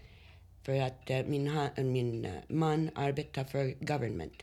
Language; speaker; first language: Swedish; early bilingual, heritage; Swedish